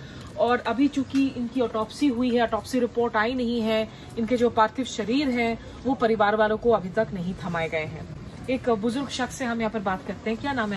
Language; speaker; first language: Hindi; native; Hindi